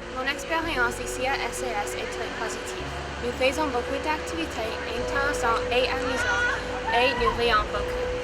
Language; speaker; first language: French; non-native, learner; English